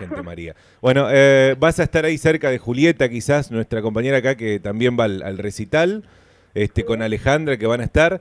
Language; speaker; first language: Spanish; native; Spanish